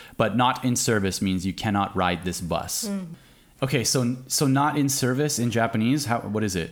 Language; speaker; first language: English; native; English